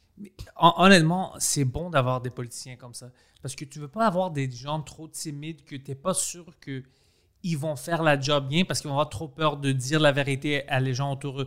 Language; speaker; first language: French; non-native, local second language; English